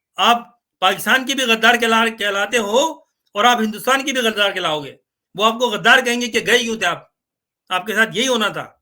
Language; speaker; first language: Urdu; native; Urdu